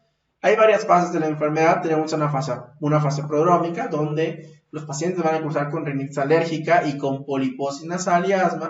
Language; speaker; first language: Spanish; native; Spanish